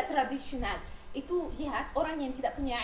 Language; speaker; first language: Indonesian; non-native, learner; Arabic